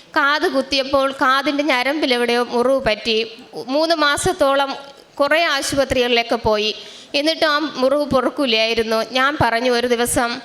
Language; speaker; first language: Malayalam; native; Malayalam